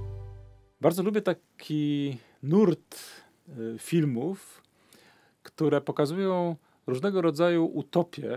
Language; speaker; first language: Polish; native; Polish